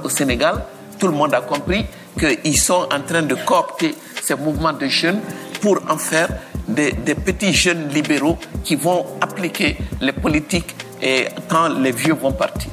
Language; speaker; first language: French; non-native, local second language; Bambara